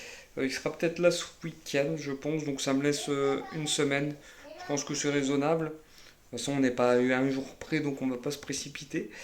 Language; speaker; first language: French; native; French